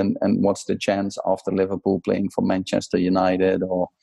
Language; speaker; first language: English; non-native, fluent; Dutch